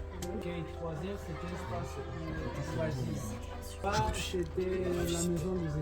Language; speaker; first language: French; non-native, learner; Portuguese